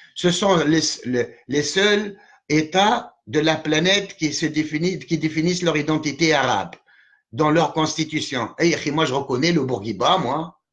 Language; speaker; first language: French; non-native, local second language; Arabic